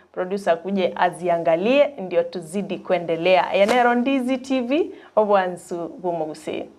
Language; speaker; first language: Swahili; non-native, local second language; Gusii